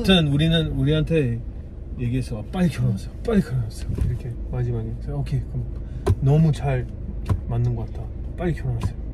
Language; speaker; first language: Korean; non-native, learner; French